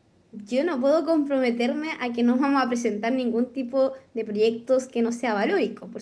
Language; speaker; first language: Spanish; native; Spanish